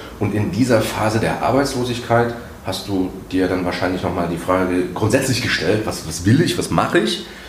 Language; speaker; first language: German; native; German